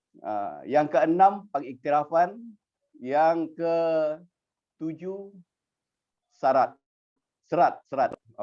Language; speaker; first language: Malay; native; Malay